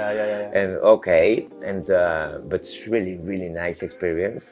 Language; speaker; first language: English; non-native, learner; French